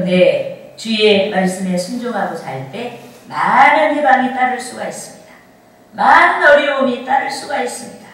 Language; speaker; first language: Korean; native; Korean